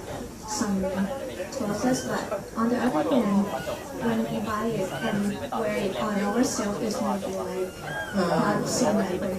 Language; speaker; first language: English; non-native, learner; Thai